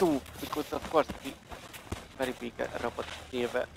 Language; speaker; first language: English; non-native, learner; Hungarian